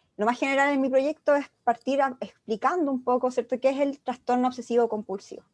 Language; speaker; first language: Spanish; native; Spanish